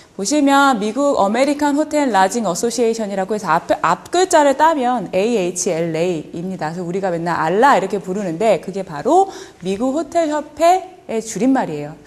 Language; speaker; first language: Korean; early bilingual, heritage; Korean